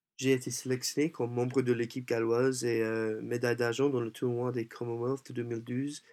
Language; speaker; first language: French; non-native, fluent; English